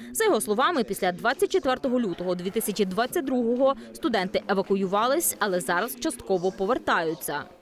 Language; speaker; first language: Ukrainian; native; Ukrainian